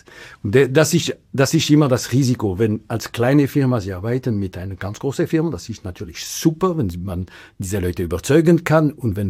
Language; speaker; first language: German; non-native, local second language; French